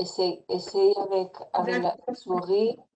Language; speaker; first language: French; non-native, fluent; Spanish